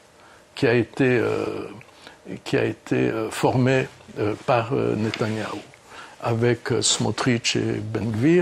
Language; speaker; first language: French; early bilingual, other home language; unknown